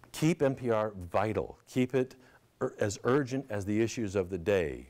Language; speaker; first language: English; native; English